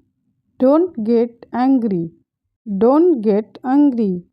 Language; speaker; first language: English; non-native, fluent; Hindi